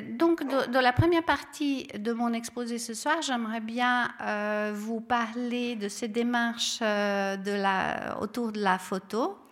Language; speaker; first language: French; non-native, fluent; Serbian